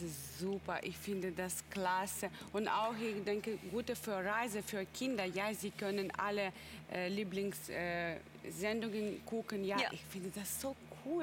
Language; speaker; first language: German; non-native, learner; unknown